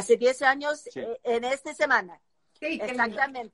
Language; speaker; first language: Spanish; non-native, learner; English